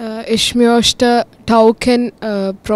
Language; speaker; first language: German; non-native, learner; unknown